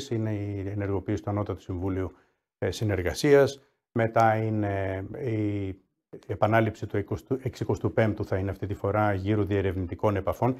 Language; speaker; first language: Greek; native; Greek